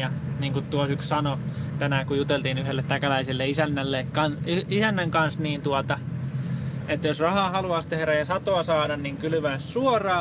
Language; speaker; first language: Finnish; native; Finnish